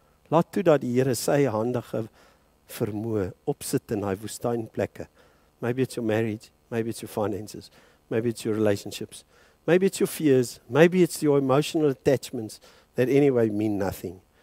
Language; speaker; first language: English; native; English